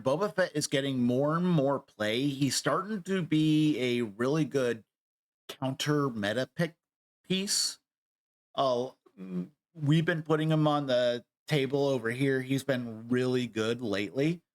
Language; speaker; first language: English; native; English